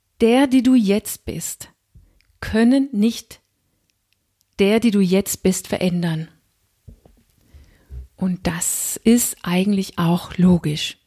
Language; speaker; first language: German; non-native, fluent; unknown